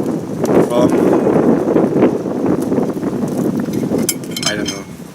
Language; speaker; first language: English; non-native, learner; German